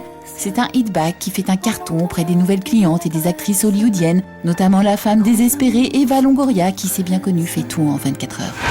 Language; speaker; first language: French; native; French